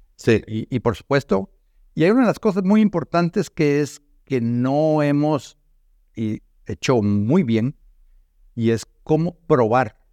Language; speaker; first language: Spanish; native; Spanish